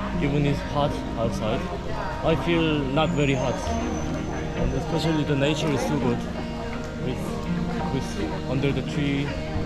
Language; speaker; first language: English; non-native, learner; Korean